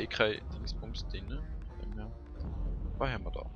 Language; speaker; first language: German; native; German